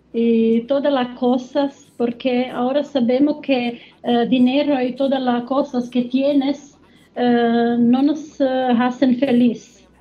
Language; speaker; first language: Spanish; non-native, learner; German